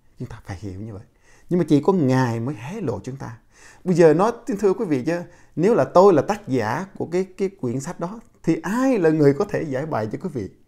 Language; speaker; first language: Vietnamese; non-native, local second language; Jarai